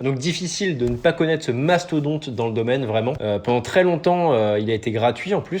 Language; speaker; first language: French; native; French